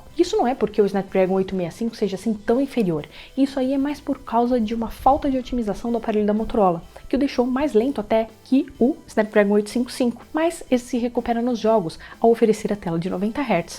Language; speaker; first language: Portuguese; native; Portuguese